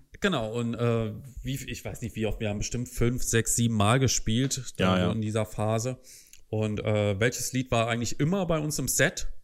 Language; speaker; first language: German; native; German